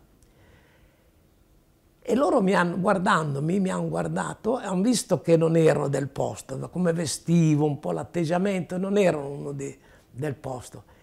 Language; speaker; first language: Italian; native; Italian